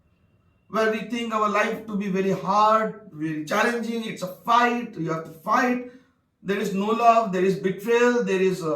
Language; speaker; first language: English; non-native, local second language; Bangla